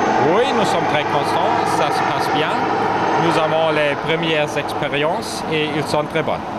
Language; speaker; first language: French; non-native, fluent; German